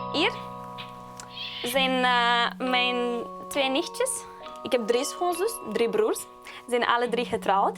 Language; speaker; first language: Dutch; non-native, learner; Romanian